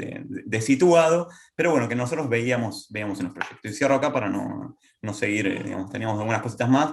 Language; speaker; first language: Spanish; native; Spanish